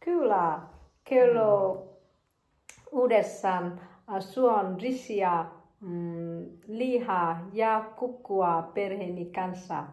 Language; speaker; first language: Finnish; non-native, learner; Vietnamese